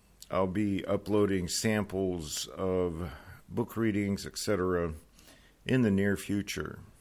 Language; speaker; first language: English; native; English